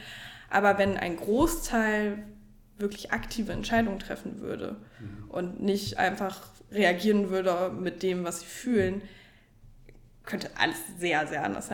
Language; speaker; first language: German; native; German